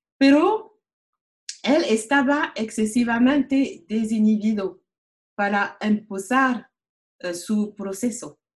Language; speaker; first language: Spanish; non-native, learner; French